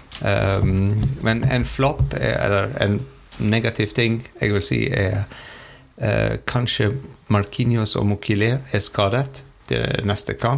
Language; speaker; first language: Norwegian; non-native, fluent; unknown